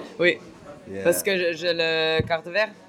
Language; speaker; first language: French; non-native, learner; Hebrew